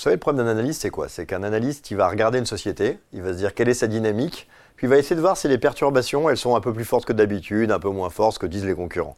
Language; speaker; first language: French; native; French